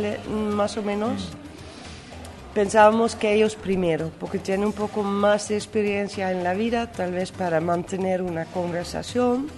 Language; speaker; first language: Spanish; non-native, fluent; Dutch